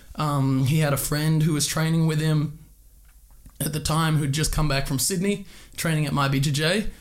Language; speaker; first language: English; native; English